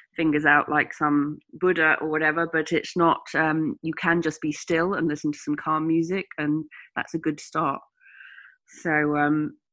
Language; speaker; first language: English; native; English